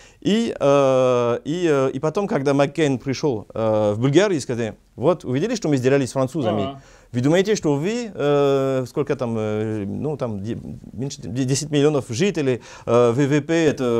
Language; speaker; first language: Russian; non-native, learner; French